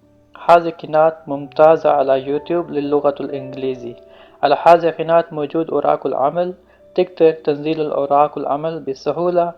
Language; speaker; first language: Arabic; non-native, learner; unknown